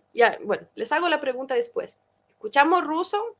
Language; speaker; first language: Spanish; non-native, fluent; Russian